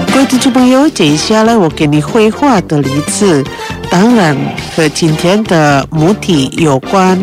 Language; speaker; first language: Chinese; non-native, fluent; Indonesian